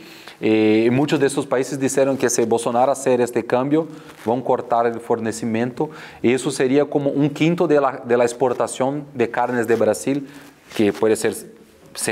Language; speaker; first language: Spanish; non-native, fluent; Portuguese